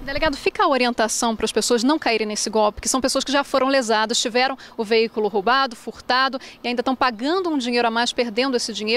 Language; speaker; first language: Portuguese; native; Portuguese